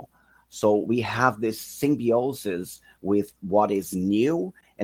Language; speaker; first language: English; non-native, fluent; Portuguese